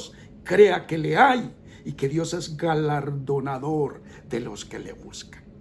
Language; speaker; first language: Spanish; native; Spanish